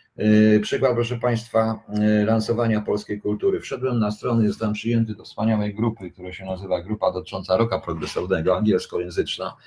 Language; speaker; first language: Polish; native; Polish